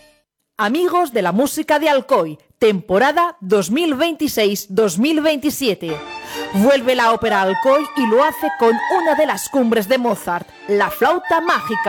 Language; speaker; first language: Spanish; native; Spanish